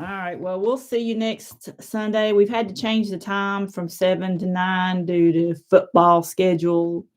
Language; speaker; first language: English; native; English